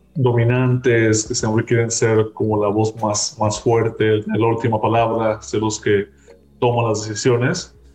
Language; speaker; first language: Spanish; native; Spanish